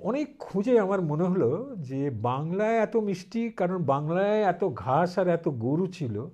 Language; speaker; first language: Bangla; early bilingual, heritage; Bangla